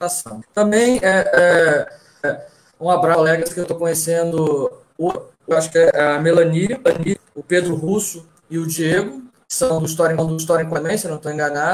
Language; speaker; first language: Portuguese; native; Portuguese